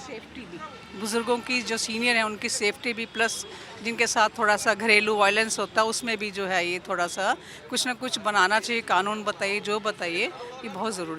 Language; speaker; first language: Hindi; native; Hindi